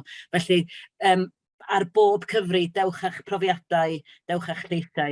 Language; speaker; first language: Welsh; native; Welsh